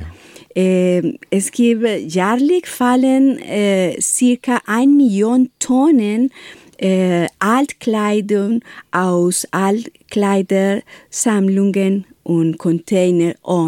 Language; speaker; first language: German; non-native, learner; Spanish